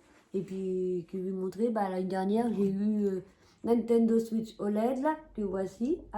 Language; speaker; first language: French; native; French